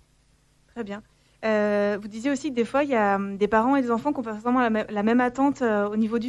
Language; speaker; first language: French; native; French